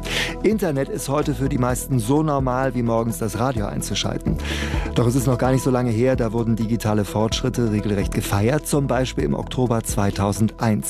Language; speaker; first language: German; native; German